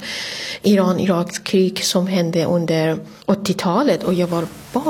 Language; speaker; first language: Swedish; non-native, fluent; Persian